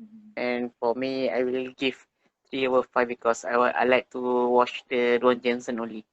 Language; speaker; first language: English; non-native, local second language; Malay